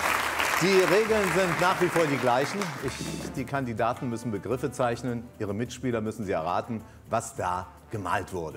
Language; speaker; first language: German; native; German